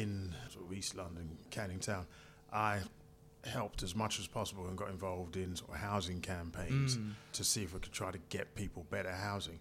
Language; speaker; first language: English; native; English